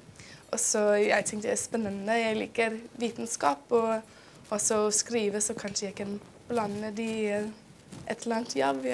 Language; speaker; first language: Norwegian; non-native, fluent; English